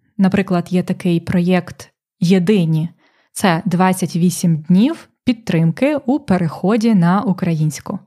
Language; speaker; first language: Ukrainian; native; Ukrainian